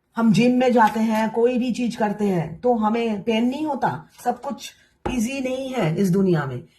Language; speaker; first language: Hindi; non-native, local second language; Bangla